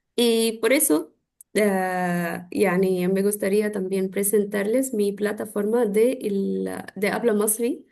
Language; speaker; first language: Spanish; non-native, fluent; Arabic